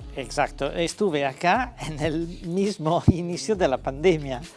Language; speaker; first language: Spanish; non-native, fluent; Italian